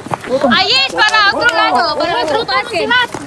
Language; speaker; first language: Spanish; non-native, learner; Filipino